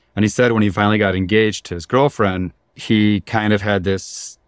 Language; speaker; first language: English; native; English